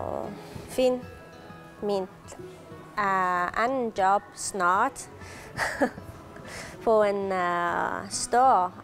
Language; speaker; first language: Danish; non-native, fluent; Persian